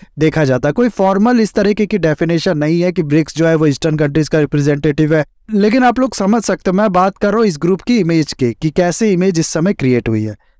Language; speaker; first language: Hindi; native; Hindi